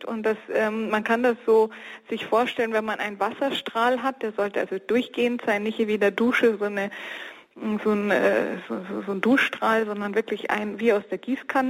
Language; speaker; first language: German; native; German